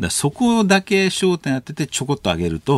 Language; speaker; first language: Japanese; native; Japanese